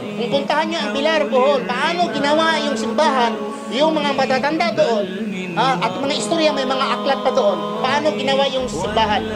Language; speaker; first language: Filipino; non-native, local second language; Cebuano